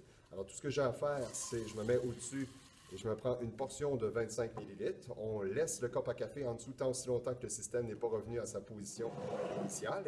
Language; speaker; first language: French; native; French